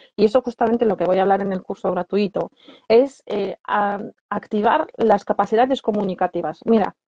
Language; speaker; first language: Spanish; non-native, fluent; Polish